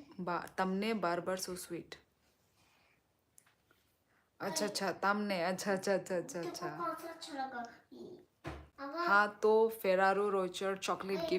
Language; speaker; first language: Hindi; non-native, local second language; Kok Borok